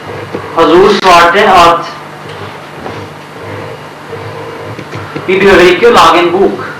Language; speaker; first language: Norwegian; non-native, fluent; Urdu